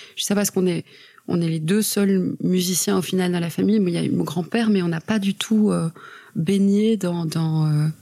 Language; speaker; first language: French; native; French